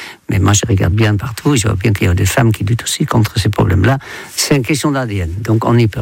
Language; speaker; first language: French; non-native, fluent; Dutch